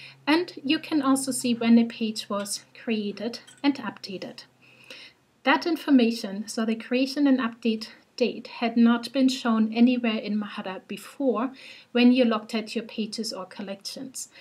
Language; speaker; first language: English; non-native, fluent; German